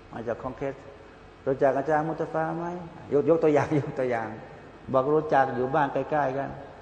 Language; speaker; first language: Thai; native; Thai